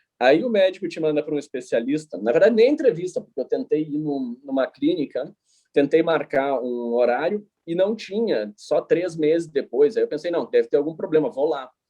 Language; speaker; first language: Portuguese; native; Portuguese